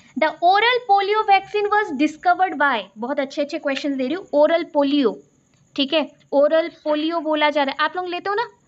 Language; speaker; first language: Hindi; non-native, local second language; Odia